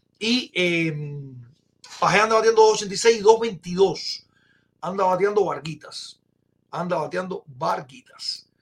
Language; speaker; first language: Spanish; native; Spanish